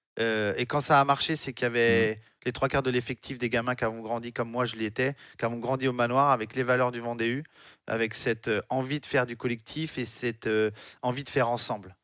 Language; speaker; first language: French; native; French